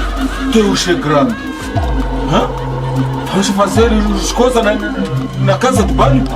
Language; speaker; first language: Portuguese; non-native, learner; Kinyarwanda